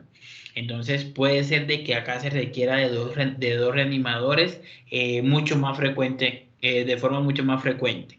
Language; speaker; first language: Spanish; native; Spanish